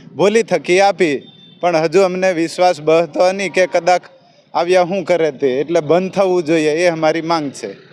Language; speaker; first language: Gujarati; non-native, local second language; Rathawi